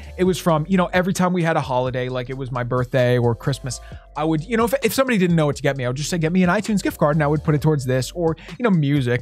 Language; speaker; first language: English; native; English